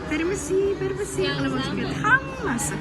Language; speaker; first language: Indonesian; non-native, learner; Uzbek